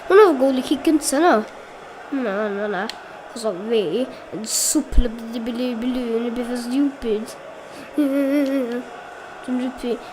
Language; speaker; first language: Welsh; native; Welsh